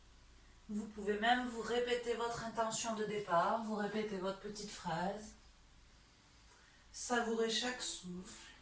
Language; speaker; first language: French; native; French